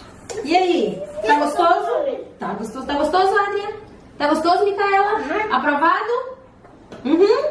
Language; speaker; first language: Portuguese; native; Portuguese